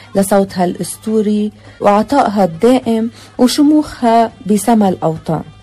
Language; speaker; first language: Arabic; native; Arabic